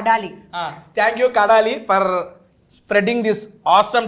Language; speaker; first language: Telugu; native; Telugu